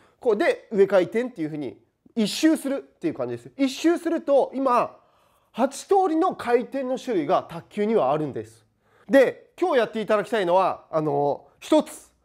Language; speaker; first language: Japanese; native; Japanese